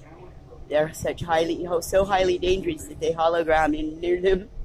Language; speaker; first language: English; native; English